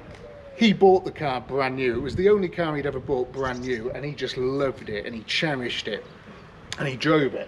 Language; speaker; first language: English; native; English